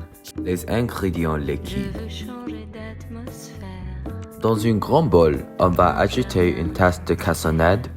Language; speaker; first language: French; non-native, learner; English